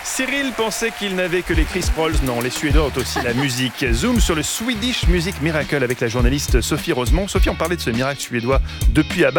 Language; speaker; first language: French; native; French